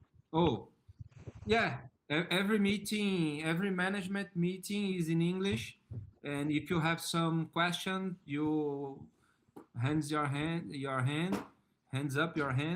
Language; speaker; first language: English; non-native, learner; Portuguese